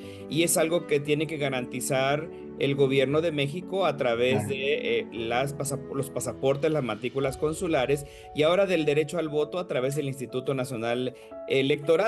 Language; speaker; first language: Spanish; native; Spanish